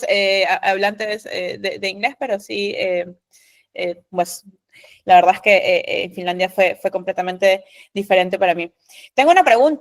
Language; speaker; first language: Spanish; native; Spanish